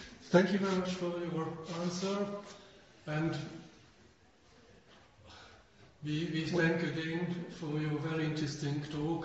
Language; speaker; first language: English; non-native, fluent; Hungarian